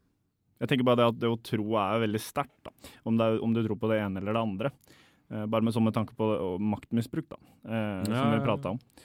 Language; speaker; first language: Norwegian; native; Norwegian